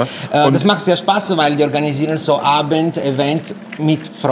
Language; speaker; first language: German; non-native, fluent; Italian